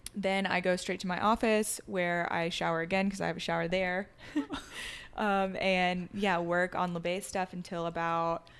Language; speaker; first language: English; early bilingual, other home language; French